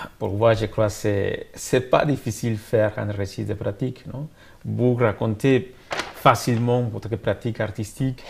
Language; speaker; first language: French; non-native, fluent; Spanish